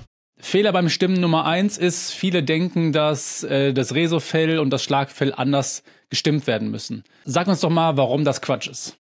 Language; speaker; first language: German; native; German